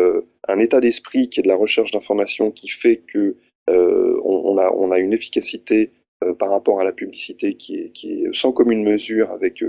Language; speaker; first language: French; native; French